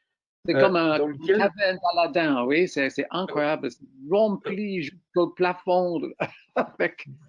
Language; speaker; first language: French; non-native, fluent; English